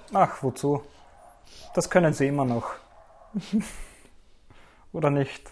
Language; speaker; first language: German; native; German